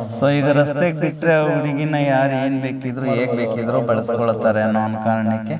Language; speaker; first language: Kannada; native; Kannada